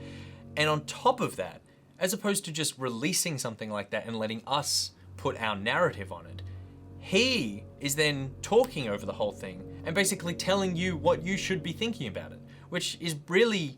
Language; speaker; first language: English; native; English